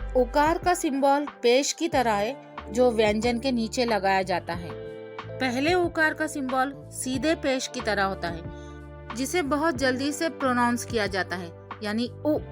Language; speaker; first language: Urdu; native; Urdu